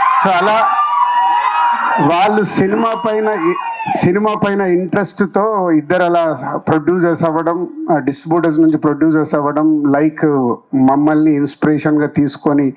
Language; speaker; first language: Telugu; native; Telugu